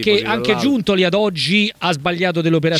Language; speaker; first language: Italian; native; Italian